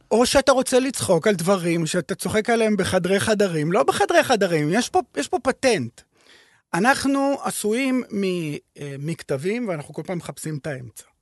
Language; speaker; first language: Hebrew; native; Hebrew